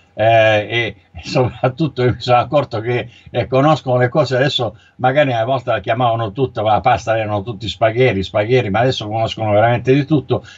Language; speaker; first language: Italian; native; Italian